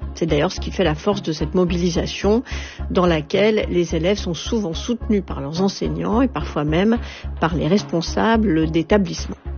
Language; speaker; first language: French; native; French